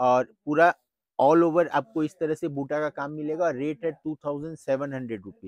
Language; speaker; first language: Hindi; non-native, local second language; Bangla